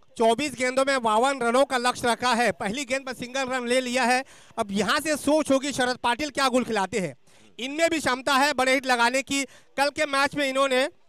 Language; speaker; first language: Hindi; non-native, local second language; Marathi